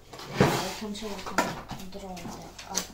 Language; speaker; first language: Swedish; non-native, learner; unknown